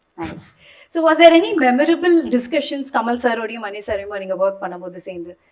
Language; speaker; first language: Tamil; native; Tamil